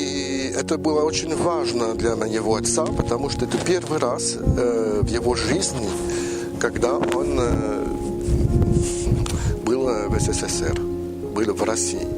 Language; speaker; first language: Russian; early bilingual, heritage; Russian